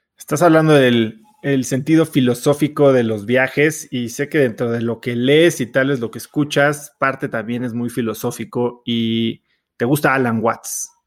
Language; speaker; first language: Spanish; native; Spanish